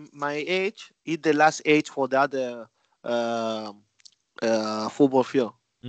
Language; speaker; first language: English; non-native, learner; Spanish